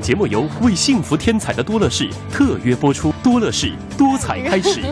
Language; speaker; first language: Chinese; native; Chinese